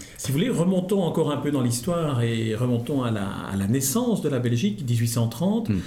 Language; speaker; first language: French; native; French